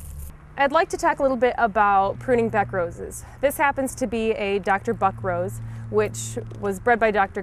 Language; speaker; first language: English; native; English